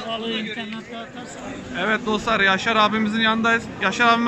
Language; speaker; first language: Turkish; native; Turkish